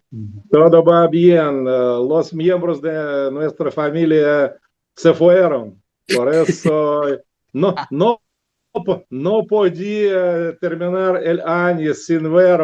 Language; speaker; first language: Spanish; non-native, learner; Russian